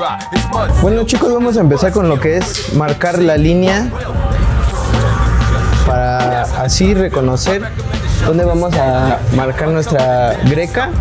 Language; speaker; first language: Spanish; native; Spanish